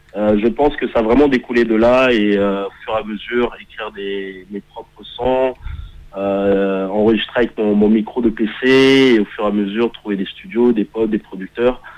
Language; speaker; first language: French; early bilingual, heritage; French